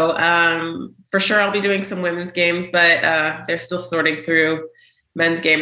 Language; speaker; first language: English; native; English